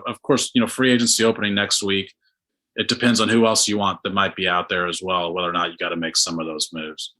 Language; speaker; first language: English; native; English